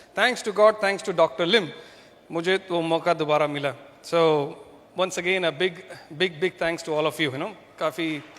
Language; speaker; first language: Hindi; non-native, local second language; Malayalam